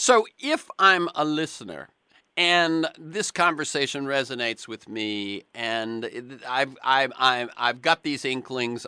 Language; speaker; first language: English; native; English